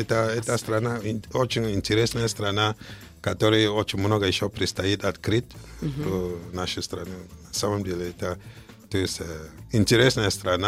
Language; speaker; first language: Russian; non-native, fluent; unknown